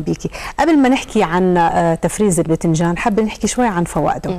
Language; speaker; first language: Arabic; native; Arabic